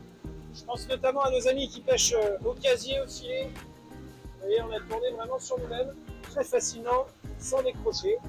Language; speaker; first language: French; native; French